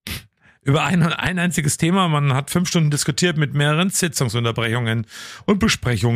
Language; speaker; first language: German; native; German